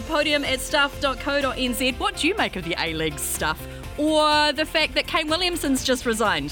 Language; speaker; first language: English; native; English